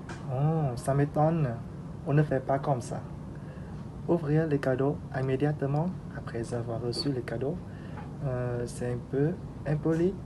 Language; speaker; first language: French; non-native, learner; Vietnamese